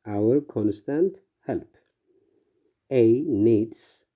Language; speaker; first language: English; non-native, local second language; Amharic